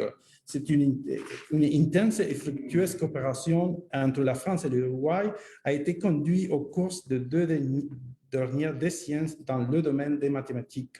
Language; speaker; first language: French; non-native, fluent; Spanish